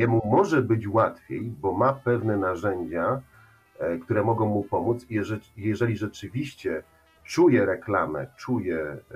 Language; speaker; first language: Polish; native; Polish